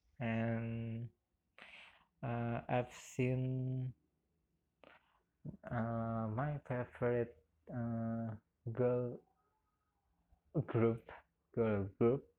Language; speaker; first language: English; non-native, learner; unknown